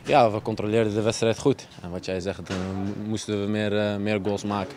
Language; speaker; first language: Dutch; native; Dutch